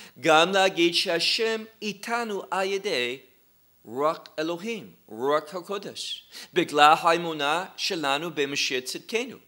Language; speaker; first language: Hebrew; non-native, fluent; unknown